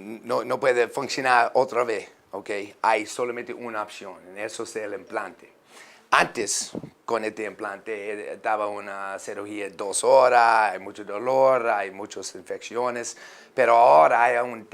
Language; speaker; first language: Spanish; non-native, learner; English